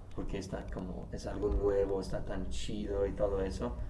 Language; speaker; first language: Spanish; non-native, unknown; English